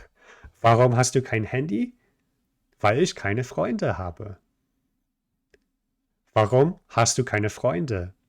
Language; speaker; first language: German; non-native, fluent; English